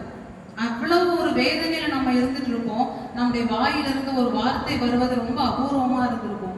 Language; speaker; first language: Tamil; native; Tamil